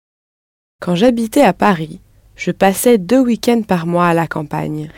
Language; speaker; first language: French; non-native, learner; English